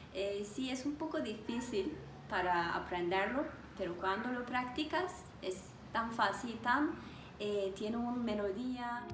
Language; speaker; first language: Spanish; non-native, learner; Turkish